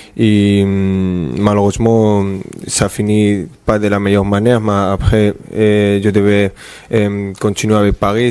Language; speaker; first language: French; non-native, fluent; Spanish